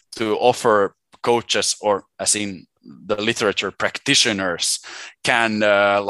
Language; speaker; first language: English; non-native, fluent; Swedish